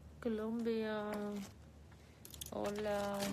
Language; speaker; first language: Spanish; non-native, learner; Russian